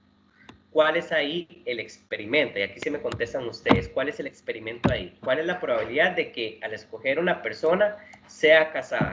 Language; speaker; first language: Spanish; native; Spanish